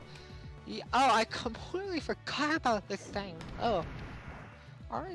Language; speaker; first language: English; native; English